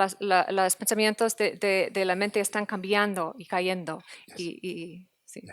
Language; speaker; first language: Spanish; non-native, fluent; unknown